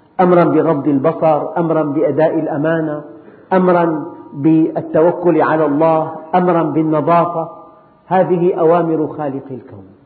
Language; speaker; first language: Arabic; native; Arabic